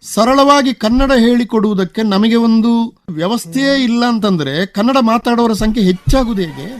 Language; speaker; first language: Kannada; non-native, local second language; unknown